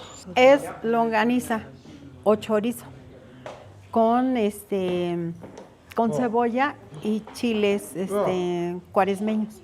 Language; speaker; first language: Spanish; native; Spanish